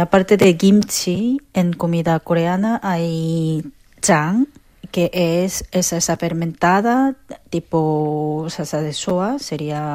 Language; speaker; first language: Spanish; non-native, fluent; Korean